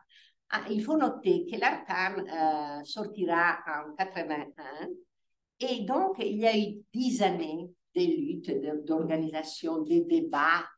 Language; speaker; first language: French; non-native, fluent; Italian